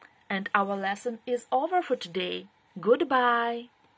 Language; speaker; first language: English; non-native, fluent; Ukrainian